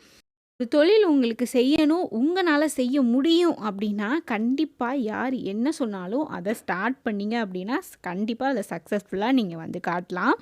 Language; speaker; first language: Tamil; native; Tamil